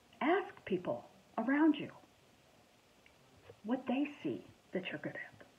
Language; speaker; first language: English; native; English